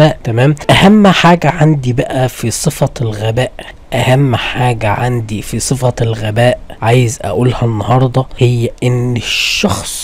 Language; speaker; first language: Arabic; native; Arabic